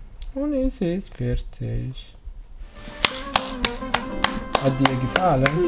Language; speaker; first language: German; non-native, learner; Arabic